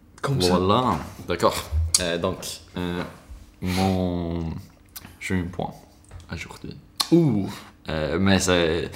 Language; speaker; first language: French; non-native, learner; Swedish